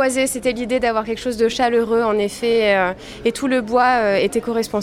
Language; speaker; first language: French; native; French